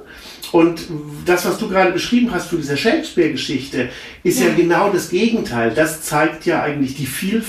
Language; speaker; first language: German; native; German